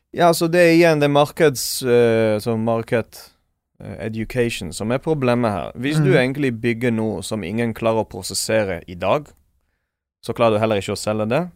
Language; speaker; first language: Norwegian; non-native, fluent; Hebrew